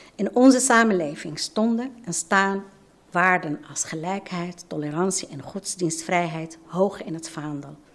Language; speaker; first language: Dutch; non-native, fluent; Arabic